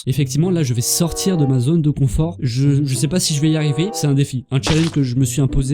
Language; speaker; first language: French; native; French